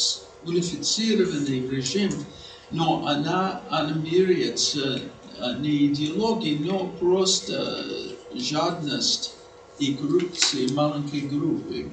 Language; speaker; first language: Russian; non-native, fluent; English